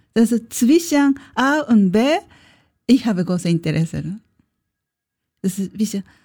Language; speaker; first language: German; non-native, learner; Japanese